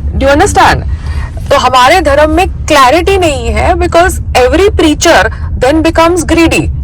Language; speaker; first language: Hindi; native; Hindi